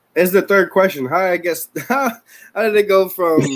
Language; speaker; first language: English; non-native, fluent; Spanish